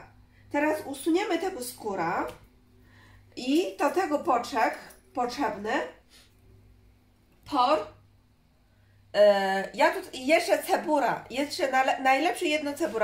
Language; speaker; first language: Polish; non-native, learner; Chinese